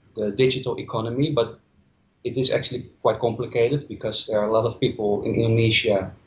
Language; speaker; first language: English; non-native, fluent; Dutch